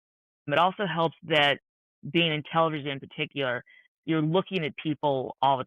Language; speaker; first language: English; native; English